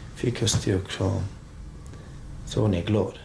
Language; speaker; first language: Swedish; early bilingual, other home language; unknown